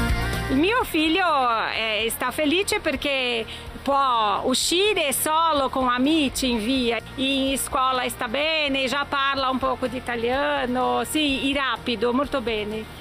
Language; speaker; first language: Italian; non-native, learner; Portuguese